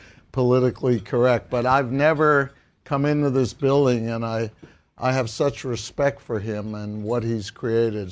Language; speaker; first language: English; native; English